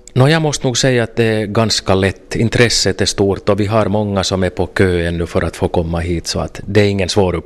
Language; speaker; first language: Swedish; native; Swedish